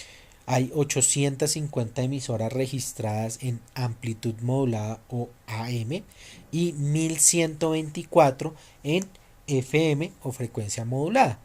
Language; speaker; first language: Spanish; native; Spanish